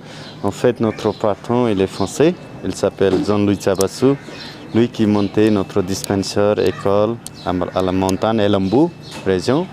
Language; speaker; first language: French; non-native, learner; Nepali